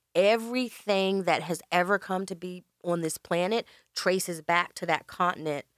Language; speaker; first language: English; native; English